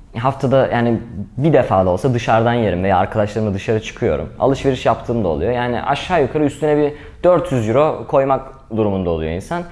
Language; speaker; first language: Turkish; native; Turkish